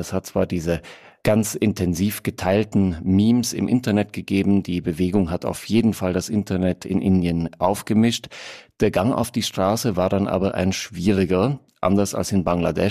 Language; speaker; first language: German; native; German